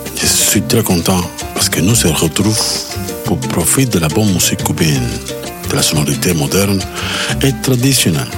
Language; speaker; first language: French; non-native, learner; Spanish